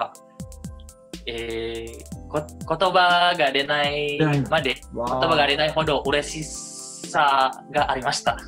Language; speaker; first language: Japanese; non-native, fluent; Indonesian